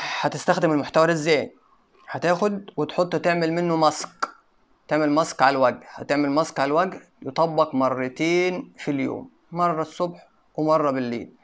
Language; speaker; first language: Arabic; native; Arabic